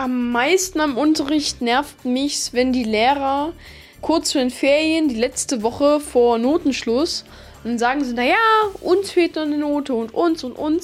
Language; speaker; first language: German; native; German